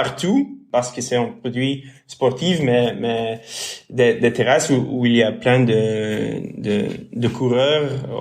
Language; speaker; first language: French; non-native, local second language; Dutch